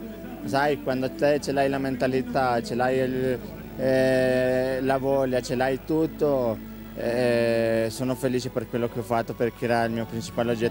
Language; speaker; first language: Italian; non-native, fluent; Spanish